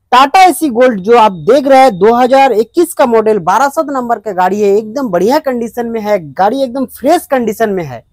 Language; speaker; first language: Hindi; non-native, local second language; Bangla